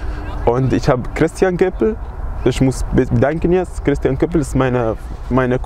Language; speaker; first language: German; non-native, learner; Arabic